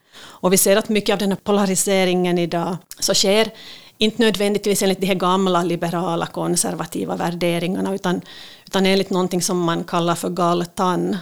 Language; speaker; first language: Swedish; native; Swedish